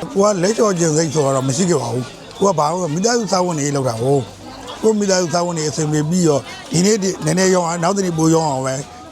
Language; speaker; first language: Burmese; native; Burmese